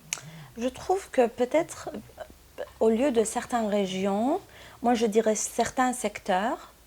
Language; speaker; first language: French; non-native, local second language; Arabic